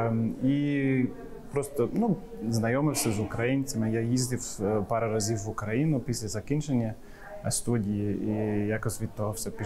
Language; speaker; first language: Ukrainian; non-native, fluent; English